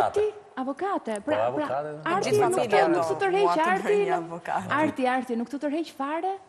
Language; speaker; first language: Albanian; native; Albanian